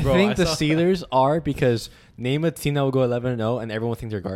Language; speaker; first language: English; native; English